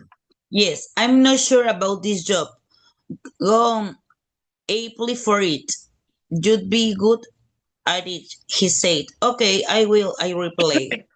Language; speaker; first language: English; non-native, learner; Spanish